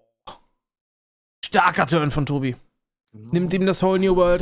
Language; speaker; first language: German; native; German